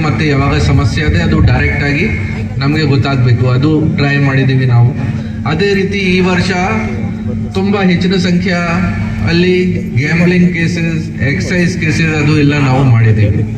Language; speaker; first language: Kannada; non-native, fluent; Hindi